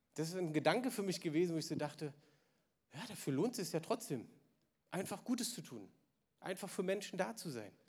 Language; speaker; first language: German; native; German